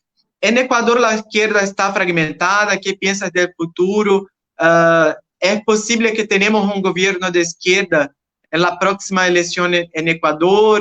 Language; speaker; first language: Spanish; non-native, learner; Portuguese